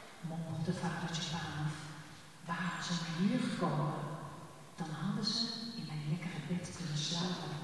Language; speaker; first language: Dutch; native; Dutch